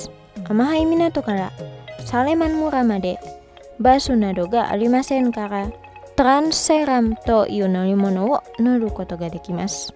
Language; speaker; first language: Japanese; non-native, fluent; Indonesian